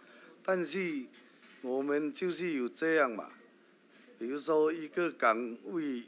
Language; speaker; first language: Chinese; early bilingual, heritage; Chinese